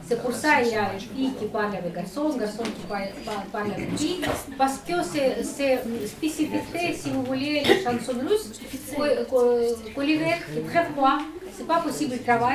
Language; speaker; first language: French; non-native, learner; Russian